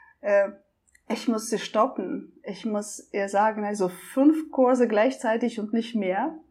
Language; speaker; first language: German; non-native, fluent; Russian